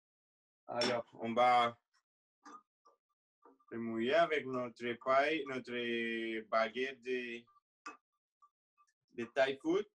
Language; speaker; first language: French; non-native, fluent; Spanish